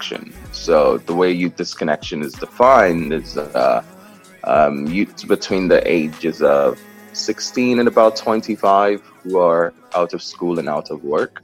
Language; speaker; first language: English; non-native, local second language; Igbo